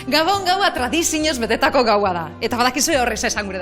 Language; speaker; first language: Basque; native; Basque